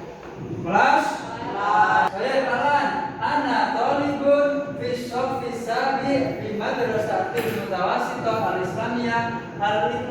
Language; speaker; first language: Arabic; non-native, fluent; Indonesian